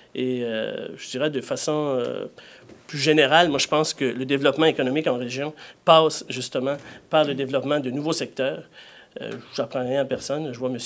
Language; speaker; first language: French; native; French